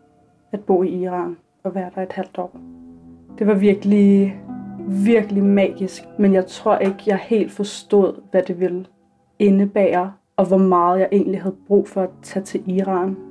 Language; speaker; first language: Danish; early bilingual, other home language; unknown